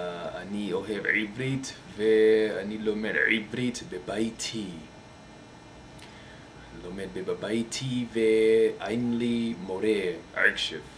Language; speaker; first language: Hebrew; non-native, learner; English